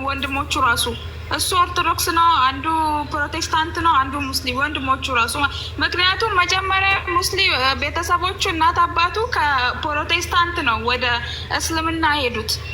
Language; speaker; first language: Amharic; native; Amharic